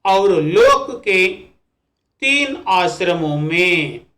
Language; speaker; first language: Hindi; non-native, local second language; Telugu